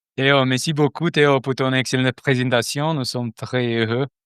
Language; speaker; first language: French; non-native, fluent; Portuguese